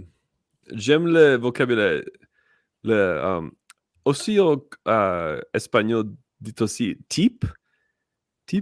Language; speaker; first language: French; non-native, learner; English